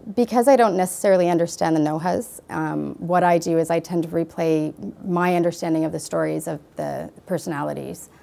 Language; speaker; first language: English; native; English